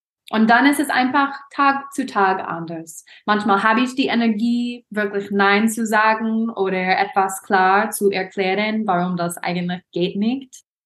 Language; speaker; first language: German; non-native, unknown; English